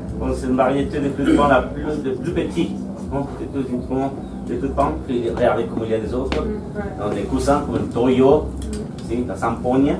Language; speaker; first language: French; non-native, fluent; Spanish